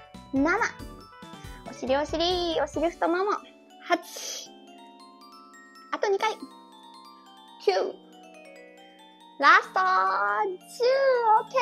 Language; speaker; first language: Japanese; native; Japanese